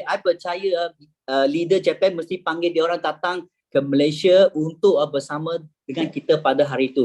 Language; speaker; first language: Malay; native; Malay